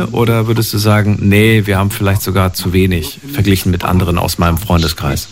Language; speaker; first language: German; native; German